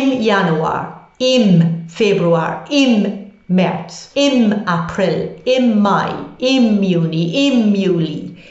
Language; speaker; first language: German; non-native, fluent; English